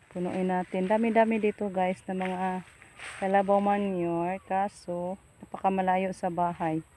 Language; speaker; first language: Filipino; non-native, local second language; Cebuano